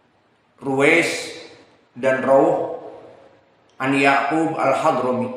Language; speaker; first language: Arabic; non-native, fluent; Indonesian